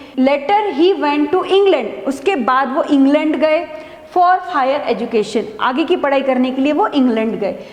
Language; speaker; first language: Hindi; native; Hindi